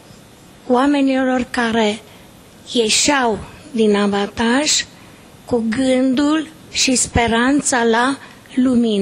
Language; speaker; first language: Romanian; native; Romanian